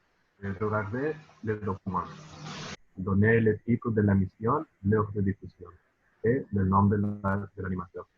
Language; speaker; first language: French; non-native, learner; Spanish